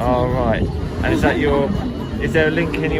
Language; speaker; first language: English; native; English